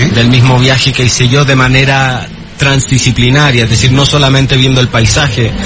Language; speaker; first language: Spanish; native; Spanish